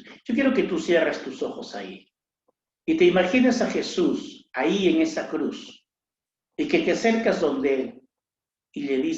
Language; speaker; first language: Spanish; native; Spanish